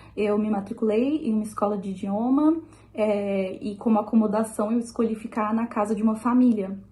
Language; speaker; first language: Portuguese; native; Portuguese